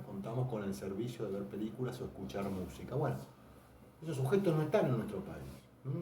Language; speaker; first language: Spanish; native; Spanish